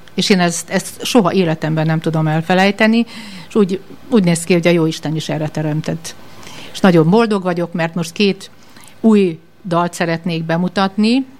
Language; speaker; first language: Hungarian; native; Hungarian